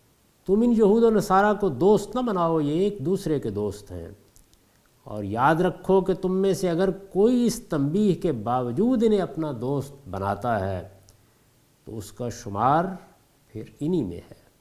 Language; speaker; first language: Urdu; native; Urdu